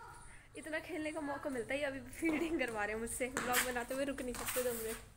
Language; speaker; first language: Hindi; native; Hindi